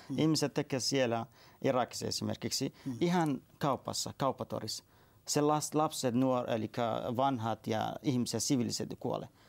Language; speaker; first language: Finnish; non-native, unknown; Arabic